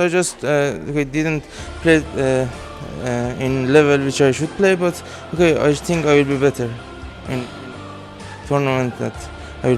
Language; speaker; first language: English; non-native, fluent; Persian